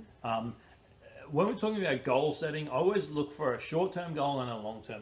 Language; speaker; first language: English; native; English